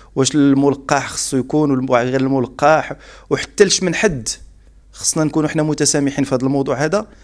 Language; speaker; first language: Arabic; native; Arabic